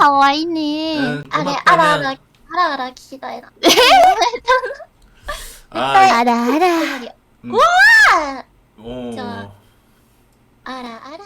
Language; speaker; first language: Korean; non-native, learner; Japanese